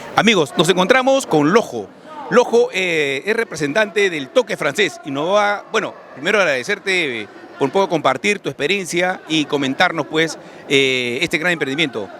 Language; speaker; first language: Spanish; native; Spanish